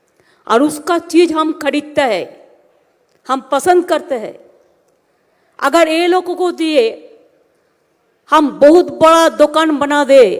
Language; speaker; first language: Hindi; non-native, local second language; Bangla